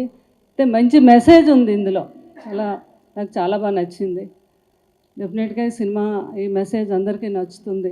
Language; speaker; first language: Telugu; native; Telugu